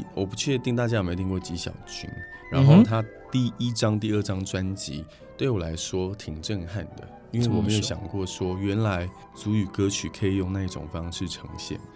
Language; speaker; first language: Chinese; native; Chinese